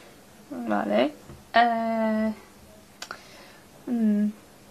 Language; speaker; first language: Spanish; non-native, learner; English